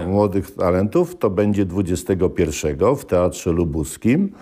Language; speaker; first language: Polish; native; Polish